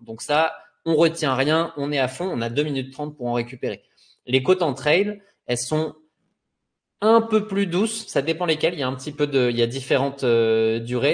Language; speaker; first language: French; native; French